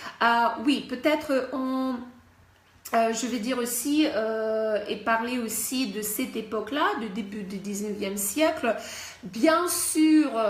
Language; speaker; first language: French; non-native, fluent; Russian